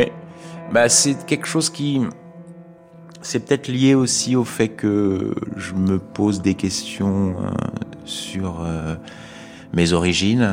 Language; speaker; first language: French; native; French